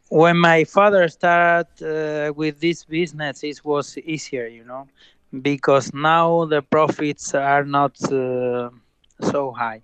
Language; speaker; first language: English; non-native, fluent; Spanish